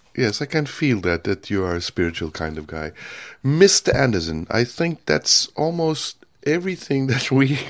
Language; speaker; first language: English; non-native, fluent; Turkish